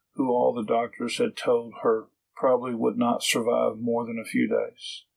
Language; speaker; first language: English; native; English